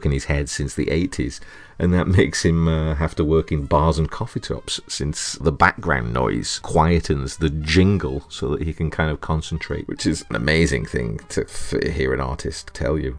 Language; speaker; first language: English; native; English